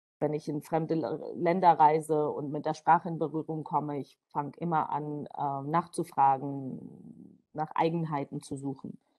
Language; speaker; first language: German; non-native, fluent; Georgian